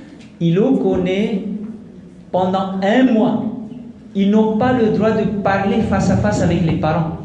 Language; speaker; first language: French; non-native, local second language; Gujarati